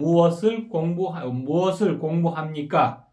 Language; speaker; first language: Korean; non-native, fluent; Kyrgyz